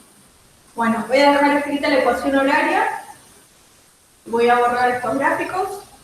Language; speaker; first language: Spanish; native; Spanish